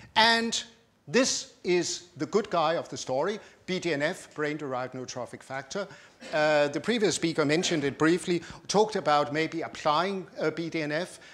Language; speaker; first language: English; non-native, fluent; Danish